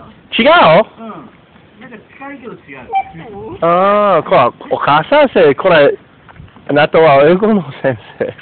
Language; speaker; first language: Japanese; non-native, learner; English